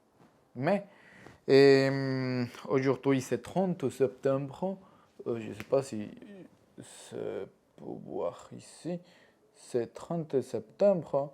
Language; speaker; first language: French; non-native, learner; Spanish